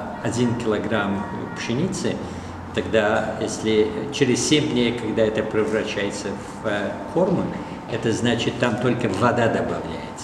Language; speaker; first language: Russian; non-native, fluent; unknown